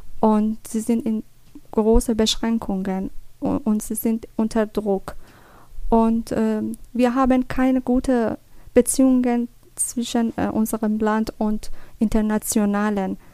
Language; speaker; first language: German; non-native, learner; Persian